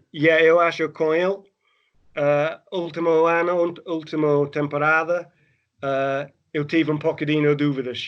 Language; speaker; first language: Portuguese; non-native, fluent; English